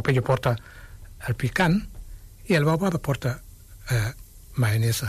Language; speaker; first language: Catalan; non-native, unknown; Wolof